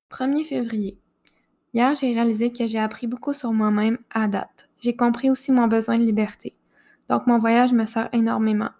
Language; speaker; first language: French; native; French